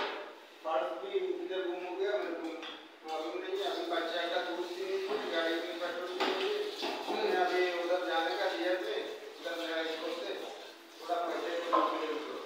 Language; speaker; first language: Hindi; non-native, learner; Bangla